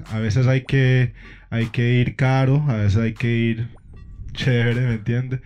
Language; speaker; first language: Spanish; early bilingual, heritage; Spanish